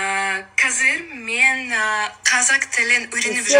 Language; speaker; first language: Kazakh; non-native, learner; Russian